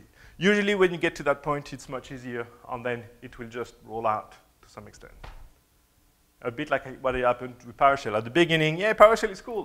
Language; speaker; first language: English; non-native, fluent; French